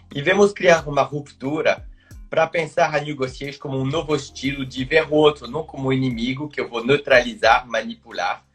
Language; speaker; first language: Portuguese; non-native, fluent; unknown